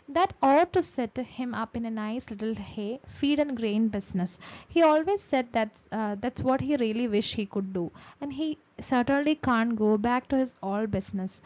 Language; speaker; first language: English; non-native, local second language; Malayalam